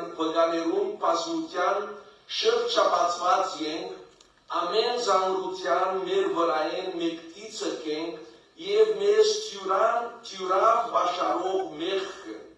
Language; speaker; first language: Armenian; early bilingual, heritage; Armenian